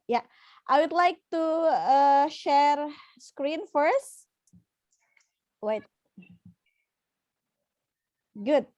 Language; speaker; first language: English; non-native, fluent; Indonesian